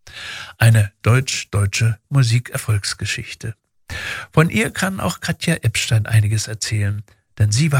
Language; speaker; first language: German; native; German